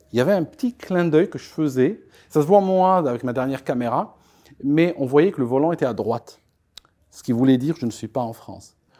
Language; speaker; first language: French; non-native, local second language; Arabic